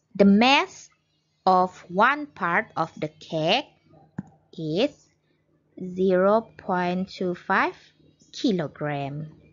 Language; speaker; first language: English; non-native, local second language; Malay